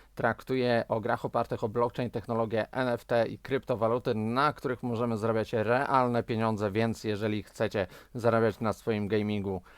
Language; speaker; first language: Polish; native; Polish